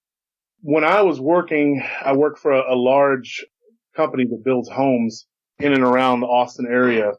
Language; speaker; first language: English; native; English